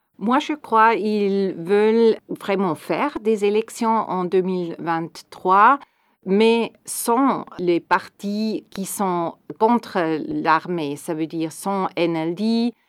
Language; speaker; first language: French; non-native, fluent; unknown